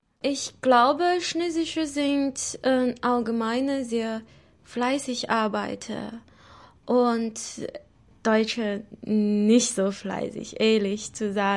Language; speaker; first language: German; non-native, learner; Chinese